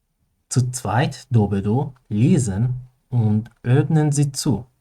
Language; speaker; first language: German; non-native, learner; Persian